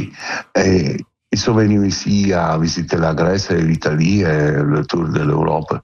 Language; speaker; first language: French; non-native, fluent; Italian